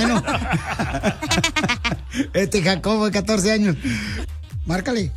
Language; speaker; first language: Spanish; native; Spanish